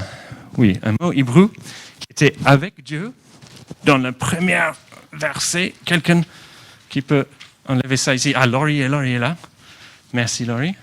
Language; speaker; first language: French; non-native, fluent; English